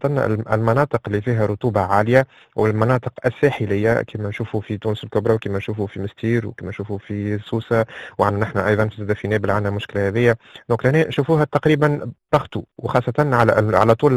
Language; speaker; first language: Arabic; native; Arabic